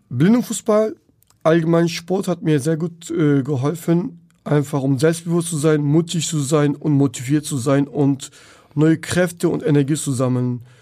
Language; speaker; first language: German; non-native, fluent; Turkish